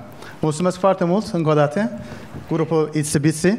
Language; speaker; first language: Romanian; non-native, learner; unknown